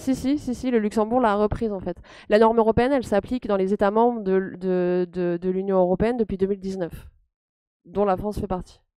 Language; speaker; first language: French; native; French